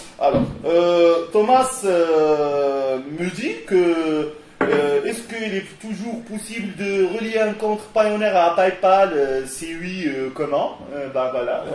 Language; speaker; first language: French; non-native, local second language; Arabic